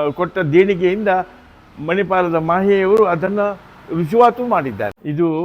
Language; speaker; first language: Kannada; native; Kannada